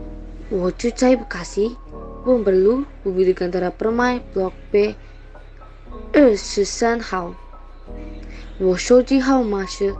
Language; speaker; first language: Chinese; non-native, learner; Indonesian